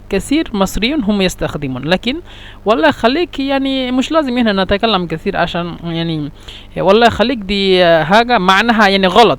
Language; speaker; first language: Arabic; non-native, fluent; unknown